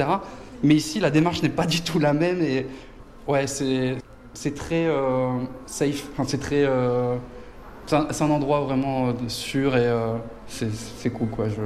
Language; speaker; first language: French; native; French